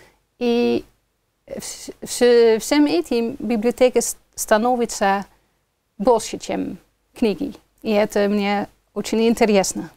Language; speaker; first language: Russian; non-native, fluent; Dutch